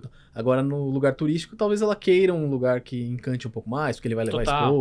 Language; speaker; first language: Portuguese; native; Portuguese